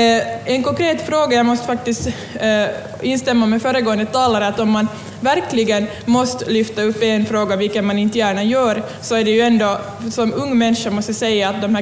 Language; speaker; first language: Swedish; native; Swedish